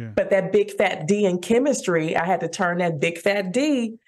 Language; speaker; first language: English; native; English